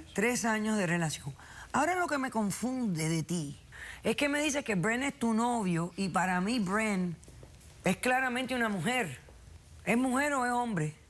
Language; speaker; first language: Spanish; native; Spanish